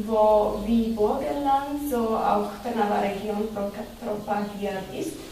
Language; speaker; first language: German; non-native, fluent; Slovak